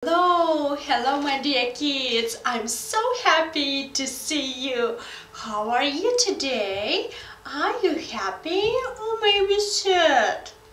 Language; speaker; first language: English; non-native, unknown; Russian